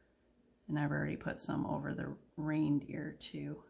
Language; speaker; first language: English; native; English